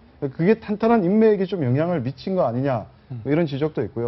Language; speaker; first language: Korean; native; Korean